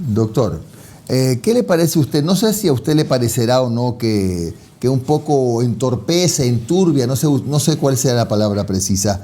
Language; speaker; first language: Spanish; native; Spanish